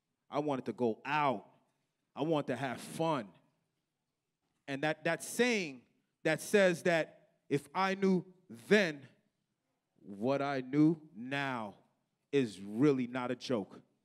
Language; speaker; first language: English; native; English